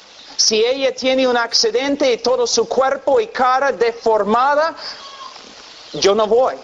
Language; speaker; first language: Spanish; non-native, fluent; English